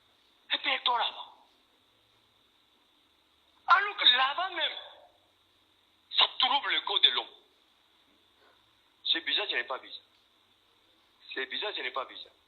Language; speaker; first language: French; non-native, fluent; Korean